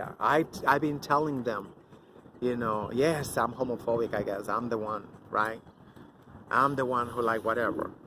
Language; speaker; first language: English; non-native, fluent; Spanish